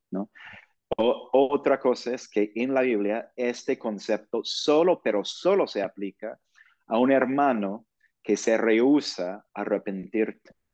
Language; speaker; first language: Spanish; non-native, fluent; English